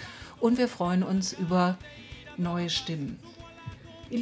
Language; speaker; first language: German; native; German